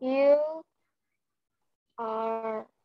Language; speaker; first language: English; non-native, learner; Indonesian